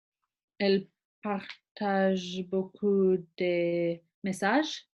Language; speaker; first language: French; non-native, learner; English